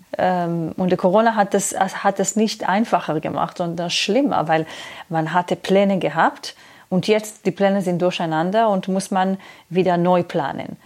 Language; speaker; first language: German; non-native, fluent; Hebrew